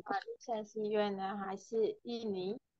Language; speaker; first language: Chinese; non-native, learner; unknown